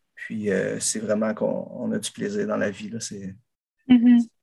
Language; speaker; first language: French; native; French